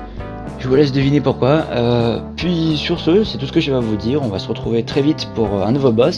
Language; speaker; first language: French; native; French